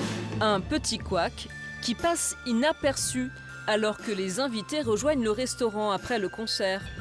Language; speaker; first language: French; native; French